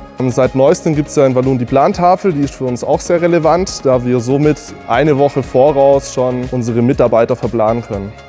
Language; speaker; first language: German; native; German